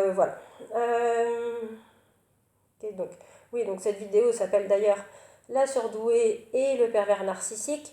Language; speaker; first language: French; native; French